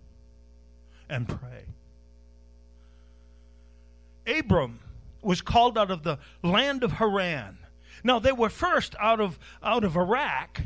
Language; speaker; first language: English; native; English